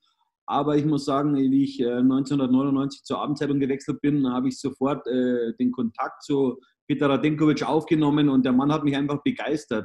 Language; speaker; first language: German; native; German